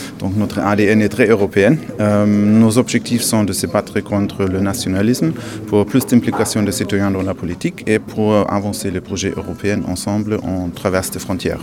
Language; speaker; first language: French; non-native, fluent; German